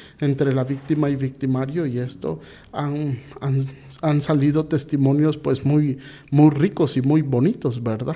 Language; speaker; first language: Spanish; native; Spanish